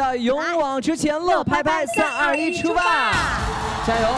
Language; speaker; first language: Chinese; native; Chinese